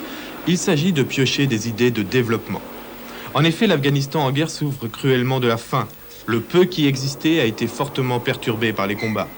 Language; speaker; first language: French; native; French